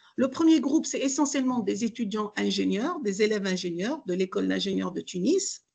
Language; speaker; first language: French; non-native, local second language; Arabic